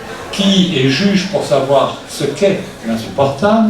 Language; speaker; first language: French; native; French